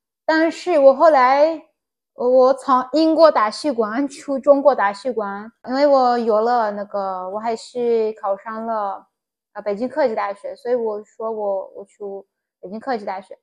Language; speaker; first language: Chinese; non-native, fluent; Persian